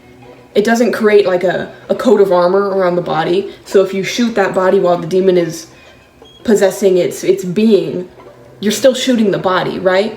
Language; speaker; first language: English; native; English